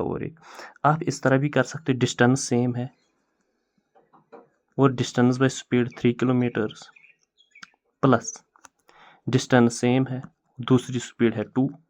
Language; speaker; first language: Hindi; non-native, local second language; Kashmiri